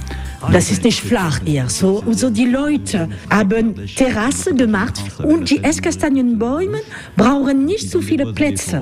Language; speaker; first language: German; non-native, learner; French